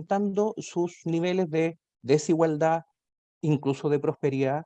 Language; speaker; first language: Spanish; native; Spanish